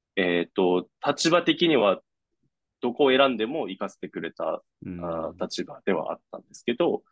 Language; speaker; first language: Japanese; non-native, fluent; Chinese